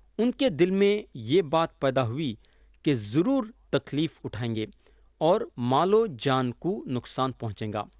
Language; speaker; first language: Urdu; native; Urdu